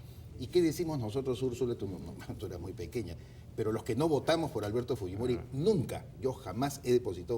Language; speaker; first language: Spanish; native; Spanish